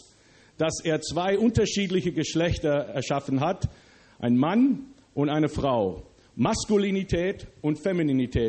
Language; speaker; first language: German; early bilingual, other home language; English